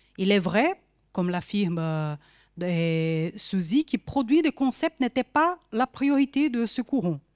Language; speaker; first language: French; non-native, fluent; Portuguese